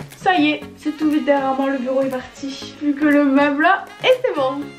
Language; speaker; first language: French; native; French